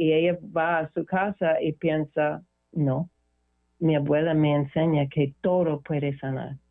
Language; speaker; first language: Spanish; non-native, learner; English